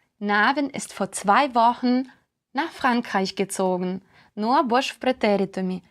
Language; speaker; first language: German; non-native, fluent; Ukrainian